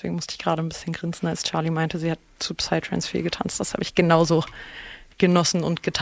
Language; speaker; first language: German; native; German